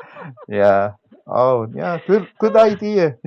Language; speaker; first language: English; non-native, learner; Korean